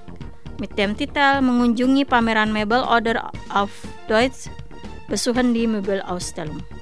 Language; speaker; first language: German; non-native, fluent; Indonesian